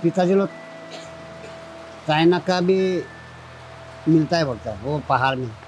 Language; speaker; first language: Hindi; non-native, local second language; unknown